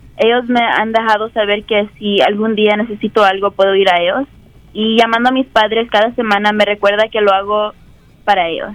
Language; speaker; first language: Spanish; early bilingual, heritage; Spanish